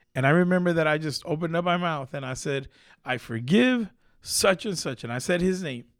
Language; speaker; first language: English; early bilingual, other home language; Spanish